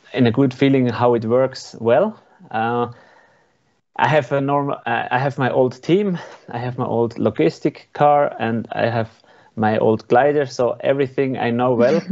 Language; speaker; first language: English; non-native, learner; Swiss German